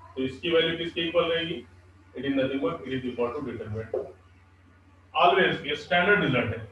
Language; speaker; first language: Hindi; non-native, local second language; Marathi